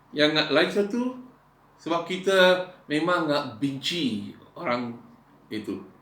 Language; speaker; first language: Malay; non-native, local second language; Iban